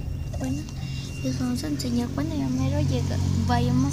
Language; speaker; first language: Spanish; native; Spanish